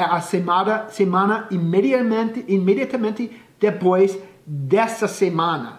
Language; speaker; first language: Portuguese; non-native, fluent; English